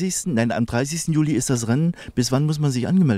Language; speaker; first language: German; native; German